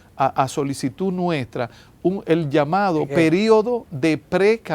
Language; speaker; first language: Spanish; native; Spanish